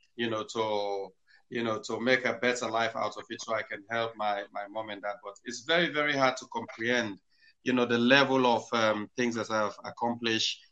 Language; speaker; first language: English; non-native, local second language; Krio